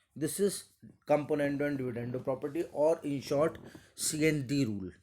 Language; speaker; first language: English; non-native, local second language; Hindi